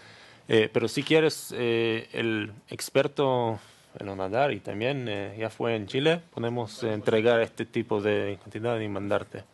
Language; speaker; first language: Spanish; non-native, learner; Hebrew